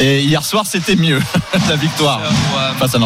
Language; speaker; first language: French; native; French